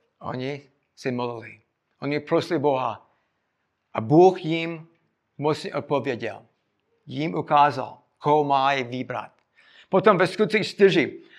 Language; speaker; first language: Czech; non-native, fluent; English